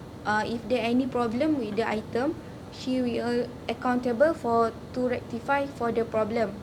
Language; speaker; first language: English; non-native, learner; Malay